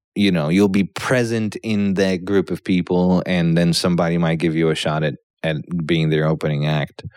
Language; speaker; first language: English; early bilingual, other home language; Polish